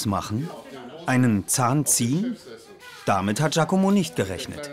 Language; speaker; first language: German; native; German